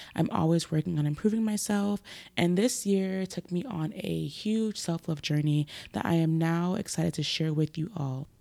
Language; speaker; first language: English; native; English